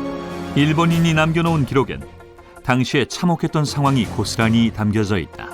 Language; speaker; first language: Korean; native; Korean